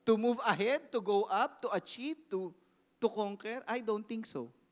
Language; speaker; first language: English; non-native, local second language; Filipino